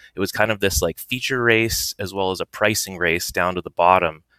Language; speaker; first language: English; native; English